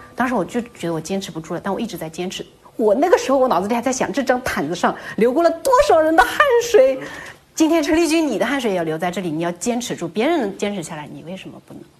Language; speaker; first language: Chinese; native; Chinese